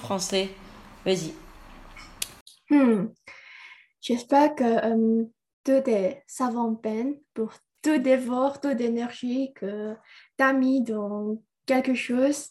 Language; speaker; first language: French; non-native, learner; Indonesian